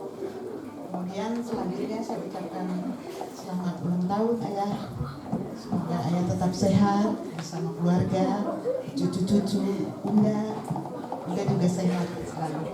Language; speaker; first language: Indonesian; native; Indonesian